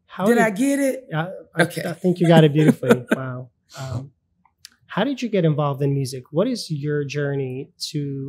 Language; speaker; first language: English; early bilingual, other home language; Russian